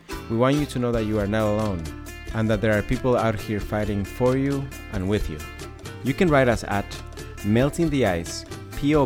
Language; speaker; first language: English; non-native, fluent; Spanish